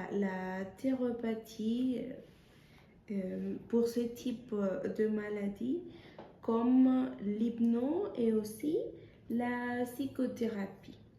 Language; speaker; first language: French; non-native, fluent; Spanish